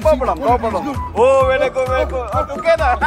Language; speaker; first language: English; non-native, learner; Chinese